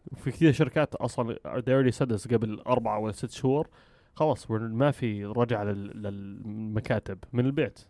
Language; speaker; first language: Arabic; early bilingual, heritage; Arabic